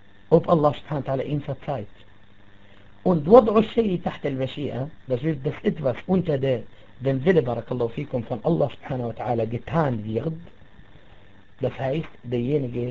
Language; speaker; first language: German; non-native, fluent; Arabic